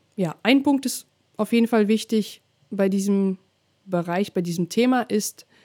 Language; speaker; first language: German; non-native, fluent; Russian